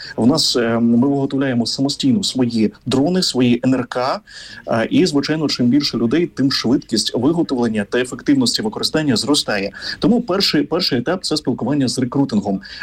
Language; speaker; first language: Ukrainian; native; Ukrainian